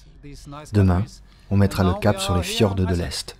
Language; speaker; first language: French; native; French